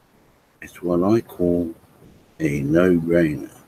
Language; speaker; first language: English; native; English